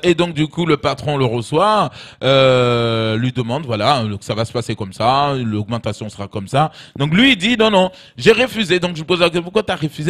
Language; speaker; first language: French; native; French